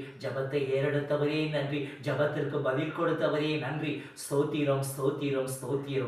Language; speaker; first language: Tamil; native; Tamil